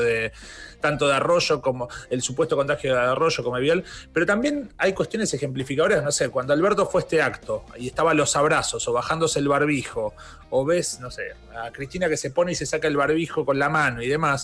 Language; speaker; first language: Spanish; native; Spanish